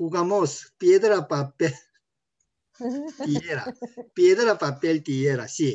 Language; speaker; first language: Spanish; non-native, learner; Korean